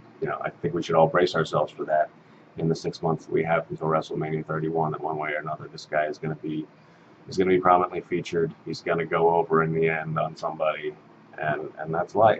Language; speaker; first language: English; native; English